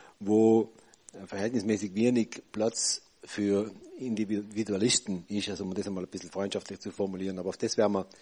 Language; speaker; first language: German; native; German